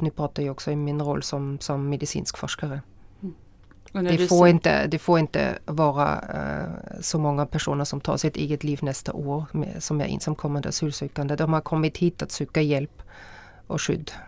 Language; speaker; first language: Swedish; non-native, fluent; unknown